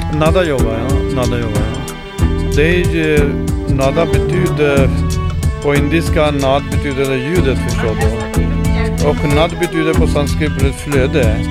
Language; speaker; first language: Swedish; non-native, fluent; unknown